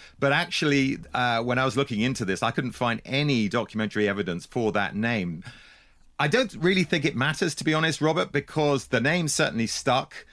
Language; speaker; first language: English; native; English